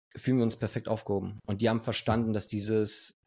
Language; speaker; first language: German; early bilingual, other home language; Spanish